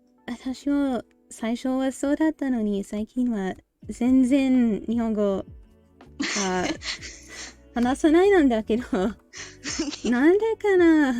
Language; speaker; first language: Japanese; non-native, learner; English